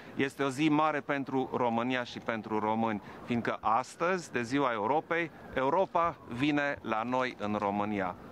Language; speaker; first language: Romanian; non-native, local second language; German